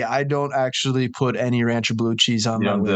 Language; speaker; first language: English; native; English